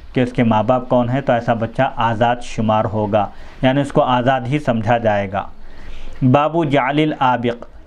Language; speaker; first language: Urdu; native; Urdu